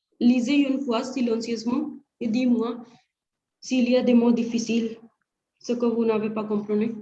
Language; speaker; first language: French; non-native, fluent; Hindi